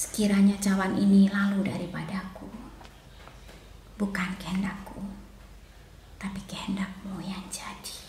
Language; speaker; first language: Indonesian; native; Indonesian